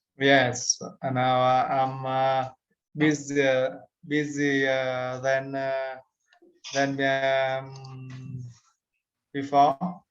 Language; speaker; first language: English; non-native, learner; Vietnamese